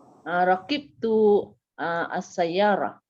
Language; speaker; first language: Arabic; non-native, learner; Malay